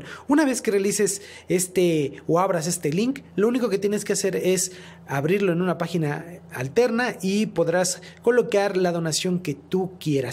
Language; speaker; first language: Spanish; native; Spanish